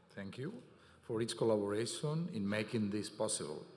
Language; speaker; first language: English; non-native, fluent; Catalan